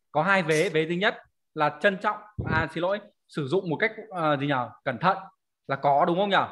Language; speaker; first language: Vietnamese; native; Vietnamese